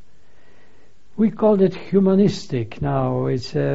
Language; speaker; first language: English; non-native, fluent; Polish